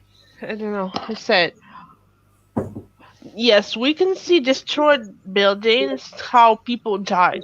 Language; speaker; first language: English; non-native, fluent; Russian